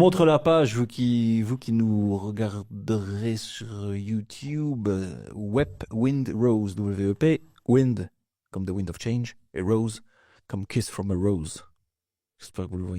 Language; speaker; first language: French; native; French